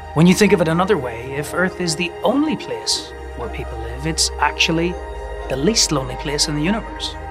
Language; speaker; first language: English; native; English